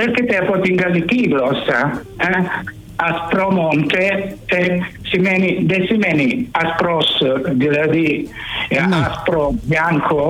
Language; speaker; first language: Greek; early bilingual, heritage; Greek